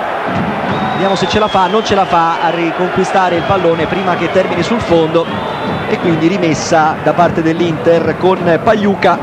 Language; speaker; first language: Italian; native; Italian